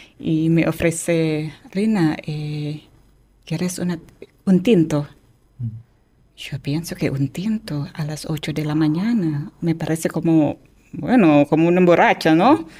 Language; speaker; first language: Spanish; non-native, fluent; Indonesian